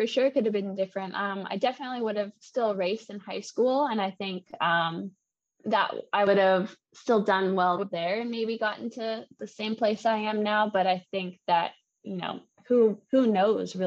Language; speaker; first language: English; native; English